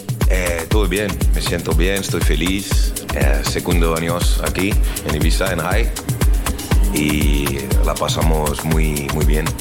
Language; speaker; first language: Spanish; non-native, learner; French